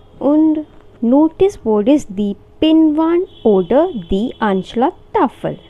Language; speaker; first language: German; non-native, learner; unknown